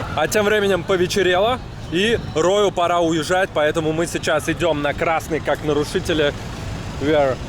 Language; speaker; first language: Russian; native; Russian